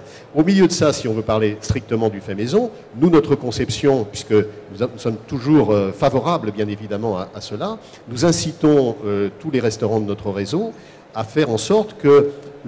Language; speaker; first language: French; native; French